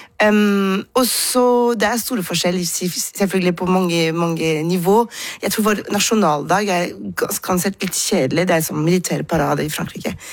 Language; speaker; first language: Norwegian; non-native, fluent; French